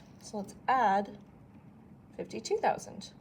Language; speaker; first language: English; native; English